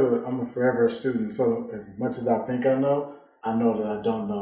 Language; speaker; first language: English; native; English